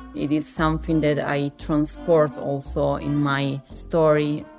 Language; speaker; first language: English; non-native, fluent; Italian